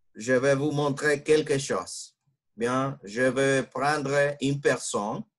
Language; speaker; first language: French; non-native, learner; Spanish